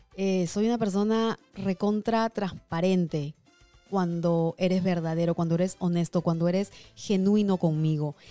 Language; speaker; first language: Spanish; early bilingual, heritage; Spanish